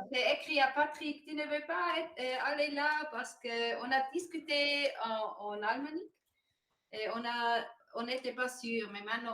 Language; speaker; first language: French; non-native, learner; German